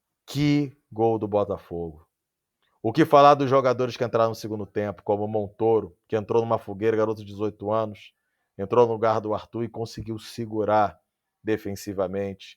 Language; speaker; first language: Portuguese; native; Portuguese